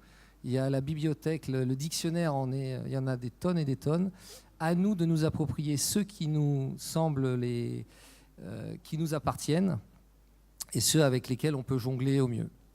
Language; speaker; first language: French; native; French